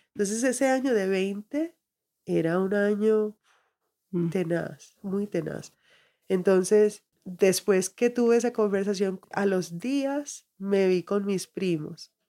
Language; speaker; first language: Spanish; early bilingual, heritage; Spanish